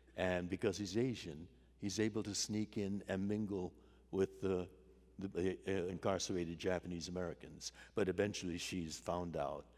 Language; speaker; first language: English; native; English